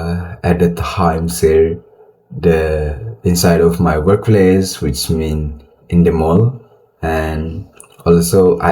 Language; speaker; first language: English; non-native, learner; Indonesian